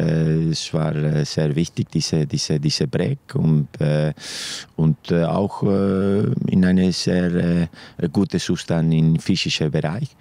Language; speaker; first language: German; non-native, fluent; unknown